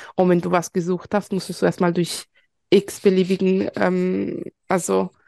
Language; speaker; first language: German; early bilingual, other home language; Spanish